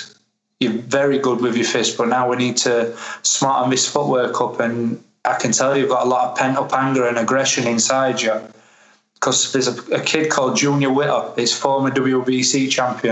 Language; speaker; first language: English; native; English